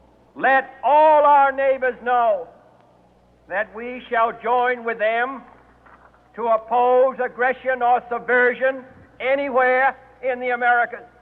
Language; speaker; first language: English; native; English